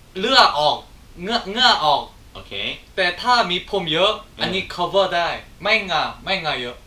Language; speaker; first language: Thai; non-native, learner; Korean